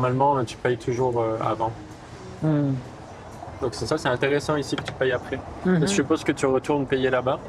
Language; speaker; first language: French; native; French